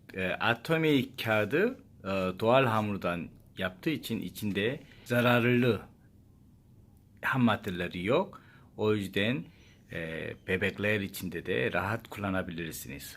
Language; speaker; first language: Turkish; non-native, learner; Korean